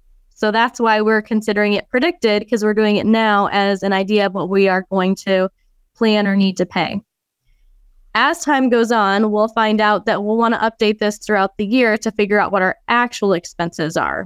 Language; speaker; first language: English; native; English